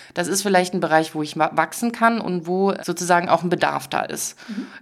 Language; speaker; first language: German; native; German